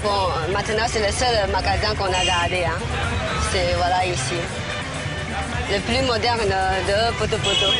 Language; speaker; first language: French; non-native, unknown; Chinese